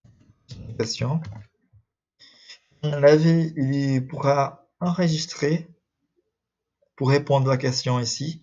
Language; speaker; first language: French; non-native, fluent; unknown